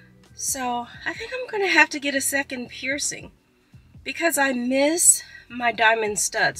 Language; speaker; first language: English; native; English